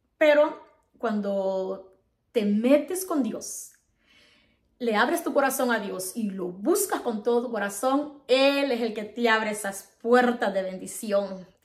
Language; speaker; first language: Spanish; native; Spanish